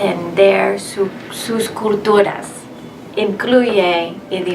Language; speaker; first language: Spanish; non-native, fluent; English